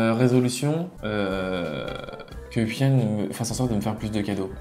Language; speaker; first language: French; native; French